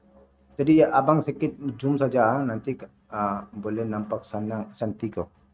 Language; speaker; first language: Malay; non-native, learner; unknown